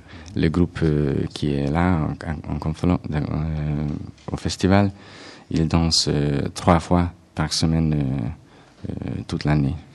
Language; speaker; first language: French; non-native, fluent; Hungarian